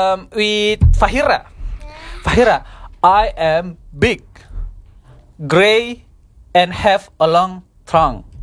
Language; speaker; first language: English; non-native, learner; Indonesian